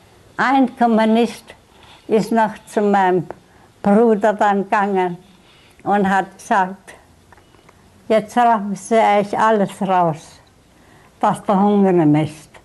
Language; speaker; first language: German; early bilingual, heritage; German